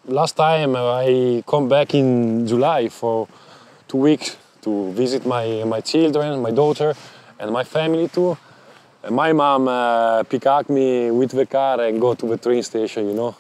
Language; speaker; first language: English; non-native, learner; Italian